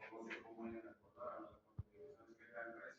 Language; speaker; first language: Spanish; native; Spanish